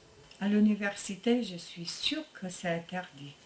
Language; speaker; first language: French; non-native, learner; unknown